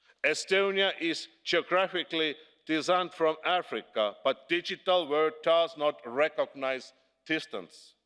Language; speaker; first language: English; non-native, fluent; Estonian